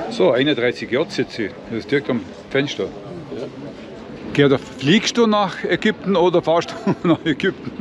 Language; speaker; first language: German; native; German